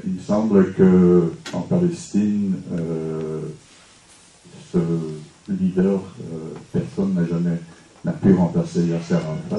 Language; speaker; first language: French; non-native, fluent; English